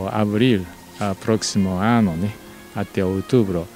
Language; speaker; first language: Portuguese; non-native, fluent; Japanese